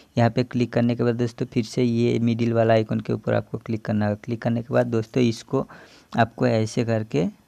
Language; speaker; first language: Hindi; non-native, local second language; Bangla